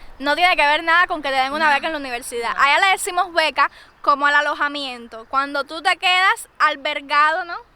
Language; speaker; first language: Spanish; native; Spanish